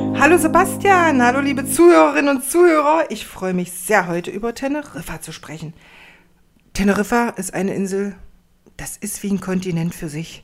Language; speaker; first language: German; native; German